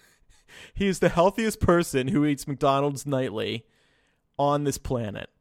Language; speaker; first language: English; native; English